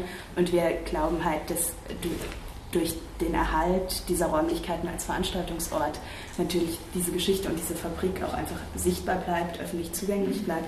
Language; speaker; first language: German; native; German